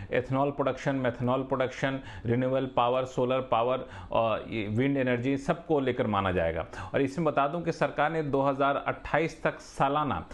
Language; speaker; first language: Hindi; native; Hindi